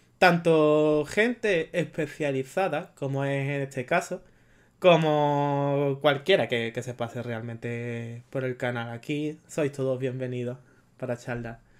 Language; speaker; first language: Spanish; native; Spanish